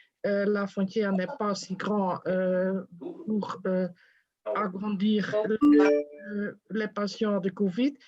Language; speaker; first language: French; non-native, fluent; Dutch